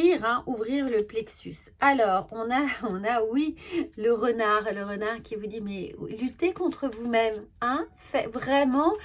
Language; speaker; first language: French; native; French